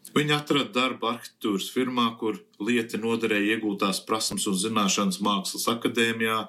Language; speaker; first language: Latvian; early bilingual, heritage; Latvian